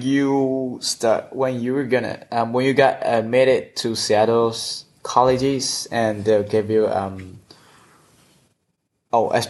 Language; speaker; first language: English; non-native, fluent; Chinese